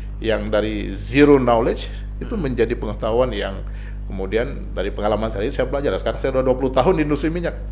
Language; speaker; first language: Indonesian; non-native, local second language; Achinese